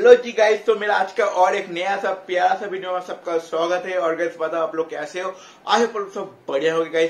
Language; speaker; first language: Hindi; native; Hindi